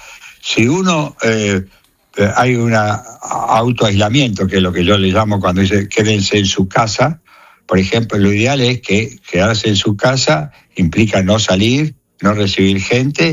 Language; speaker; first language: Spanish; native; Spanish